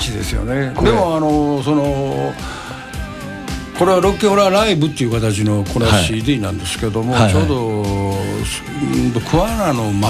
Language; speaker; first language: Japanese; native; Japanese